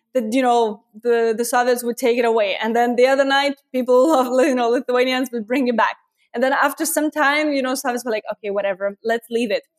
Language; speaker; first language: English; non-native, fluent; Lithuanian